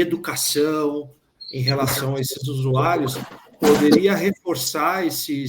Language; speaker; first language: Portuguese; native; Portuguese